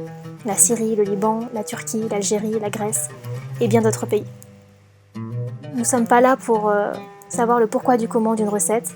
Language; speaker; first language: French; native; French